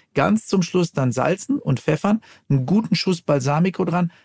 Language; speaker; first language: German; native; German